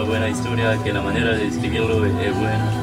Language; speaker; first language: Spanish; non-native, learner; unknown